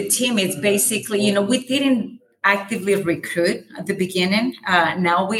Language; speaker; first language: English; non-native, fluent; Spanish